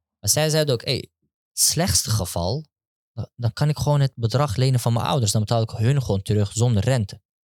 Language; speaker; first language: Dutch; early bilingual, other home language; Turkish